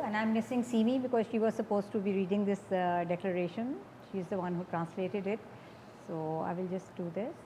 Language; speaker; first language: English; non-native, local second language; Urdu